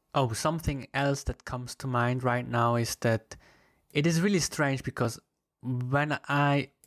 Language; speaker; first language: English; non-native, fluent; Swiss German